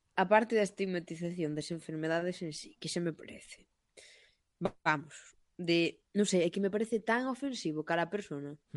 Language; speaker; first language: Galician; non-native, local second language; Spanish